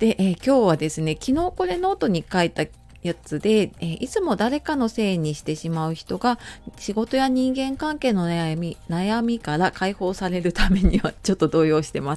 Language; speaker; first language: Japanese; native; Japanese